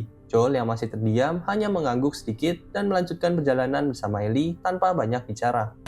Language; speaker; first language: Indonesian; native; Indonesian